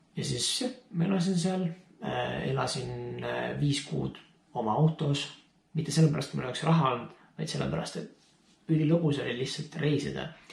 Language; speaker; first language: Estonian; early bilingual, heritage; Estonian